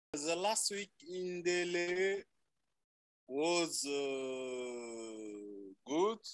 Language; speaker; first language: English; non-native, learner; French